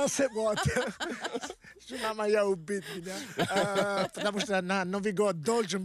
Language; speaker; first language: Russian; non-native, learner; Italian